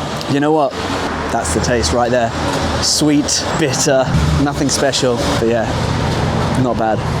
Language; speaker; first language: English; native; English